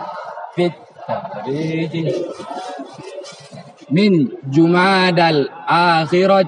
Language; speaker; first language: Arabic; non-native, learner; Indonesian